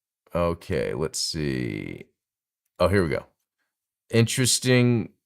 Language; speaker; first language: English; native; English